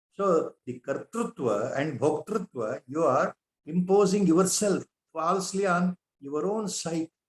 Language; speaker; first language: English; non-native, local second language; Kannada